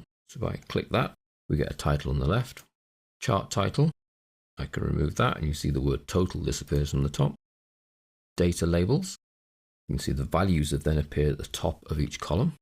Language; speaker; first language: English; native; English